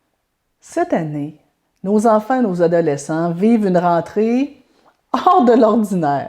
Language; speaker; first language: French; native; French